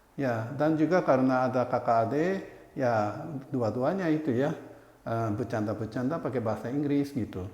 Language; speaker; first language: Indonesian; non-native, fluent; Japanese